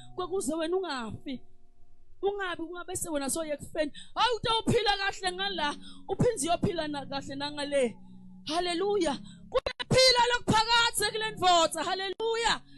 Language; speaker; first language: Zulu; non-native, local second language; Swati